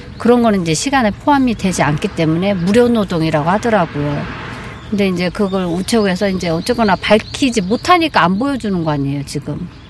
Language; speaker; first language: Korean; native; Korean